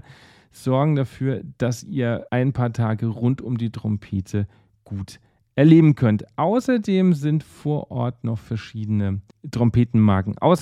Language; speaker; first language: German; native; German